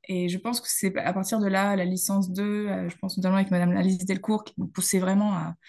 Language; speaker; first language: French; native; French